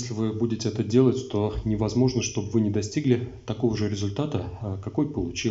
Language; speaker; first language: Russian; native; Russian